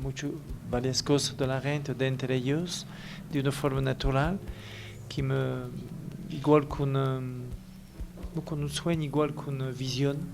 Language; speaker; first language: Spanish; non-native, learner; French